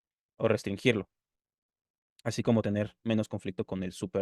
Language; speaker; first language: Spanish; native; Spanish